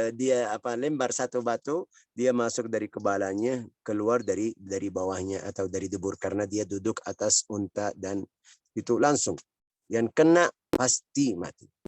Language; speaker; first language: Indonesian; non-native, learner; Arabic